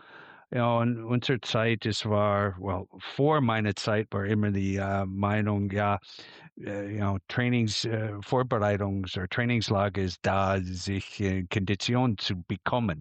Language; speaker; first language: German; non-native, fluent; English